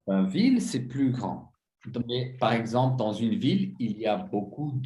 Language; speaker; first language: French; non-native, fluent; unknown